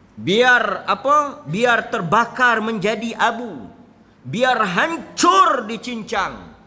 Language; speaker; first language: Malay; native; Malay